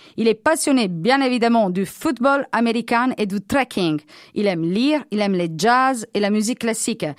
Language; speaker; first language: French; non-native, fluent; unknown